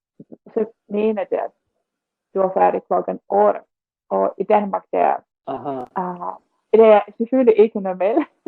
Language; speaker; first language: Danish; non-native, learner; Russian